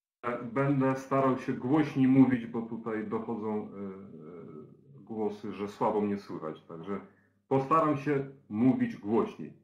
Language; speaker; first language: Polish; native; Polish